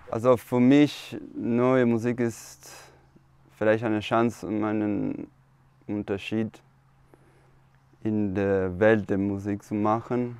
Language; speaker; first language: German; non-native, fluent; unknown